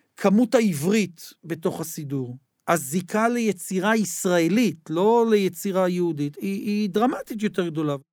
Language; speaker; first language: Hebrew; native; Hebrew